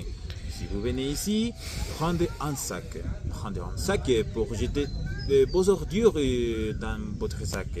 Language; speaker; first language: French; non-native, learner; Spanish